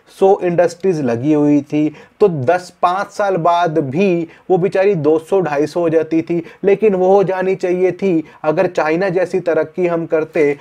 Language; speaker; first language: Hindi; native; Hindi